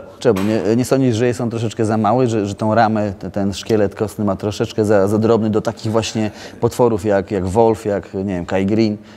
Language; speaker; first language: Polish; native; Polish